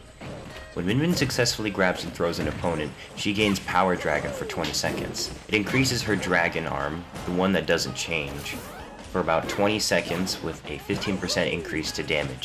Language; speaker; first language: English; native; English